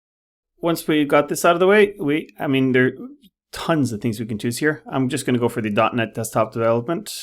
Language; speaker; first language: English; non-native, fluent; Norwegian